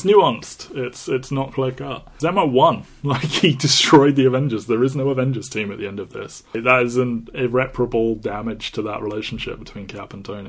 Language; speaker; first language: English; native; English